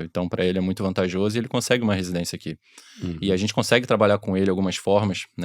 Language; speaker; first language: Portuguese; native; Portuguese